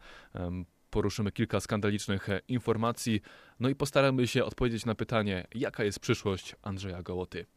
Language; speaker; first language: Polish; native; Polish